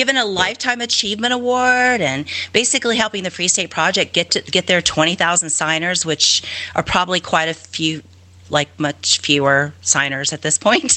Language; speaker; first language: English; native; English